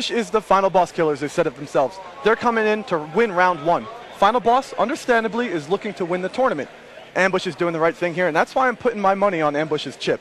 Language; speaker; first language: English; native; English